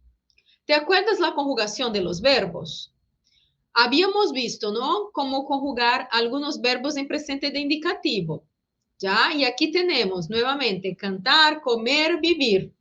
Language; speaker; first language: Spanish; non-native, fluent; Portuguese